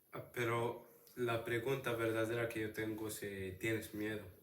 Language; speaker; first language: Spanish; non-native, fluent; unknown